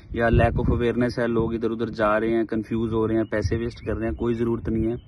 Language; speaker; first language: Hindi; native; Hindi